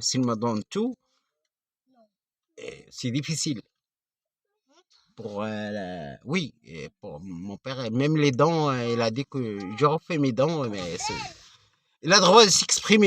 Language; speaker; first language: French; non-native, fluent; Arabic